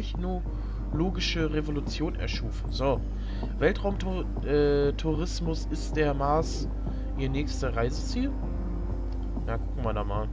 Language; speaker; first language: German; native; German